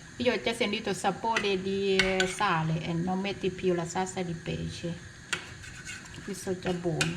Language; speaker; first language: Italian; non-native, learner; Thai